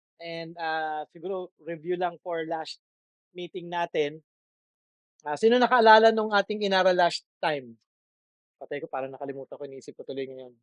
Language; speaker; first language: Filipino; native; Filipino